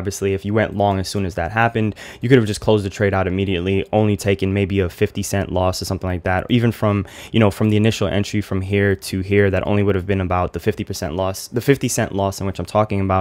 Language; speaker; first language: English; native; English